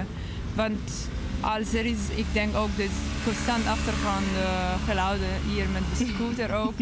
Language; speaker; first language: Dutch; non-native, learner; English